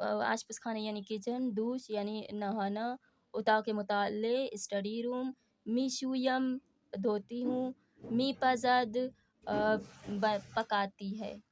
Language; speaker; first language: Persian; non-native, fluent; Urdu